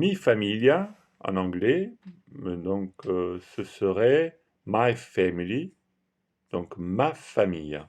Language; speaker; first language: French; non-native, fluent; Italian